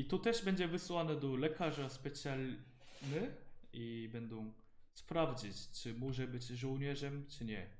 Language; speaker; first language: Polish; non-native, learner; Korean